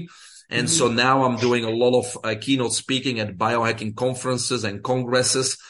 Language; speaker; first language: English; non-native, fluent; Dutch